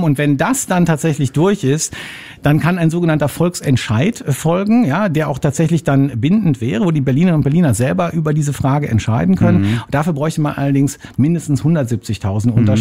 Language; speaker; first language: German; native; German